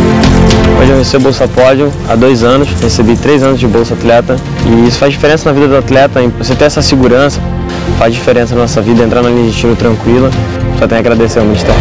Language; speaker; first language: Portuguese; native; Portuguese